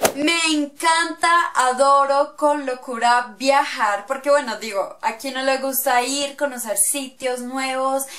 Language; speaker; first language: Spanish; native; Spanish